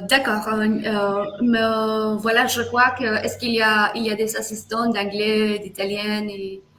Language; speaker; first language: French; non-native, fluent; Spanish